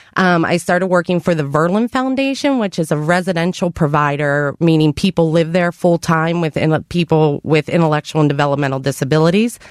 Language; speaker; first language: English; native; English